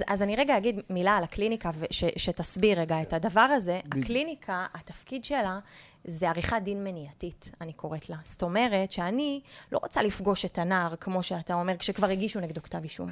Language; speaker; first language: Hebrew; native; Hebrew